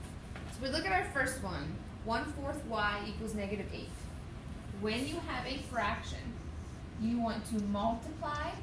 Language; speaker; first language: English; native; English